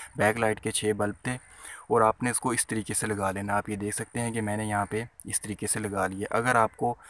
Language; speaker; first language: Urdu; non-native, local second language; Punjabi